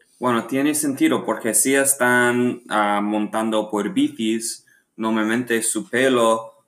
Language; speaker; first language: Spanish; non-native, learner; English